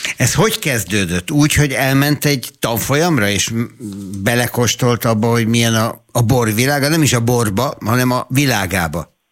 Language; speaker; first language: Hungarian; native; Hungarian